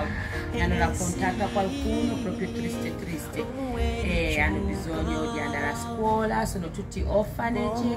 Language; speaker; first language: Italian; non-native, learner; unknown